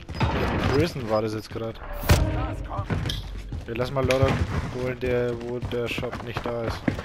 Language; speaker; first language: German; native; German